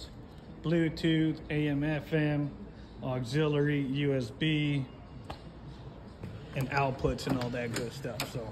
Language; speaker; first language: English; native; English